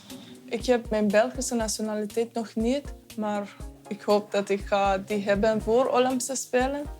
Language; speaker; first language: Dutch; non-native, learner; Persian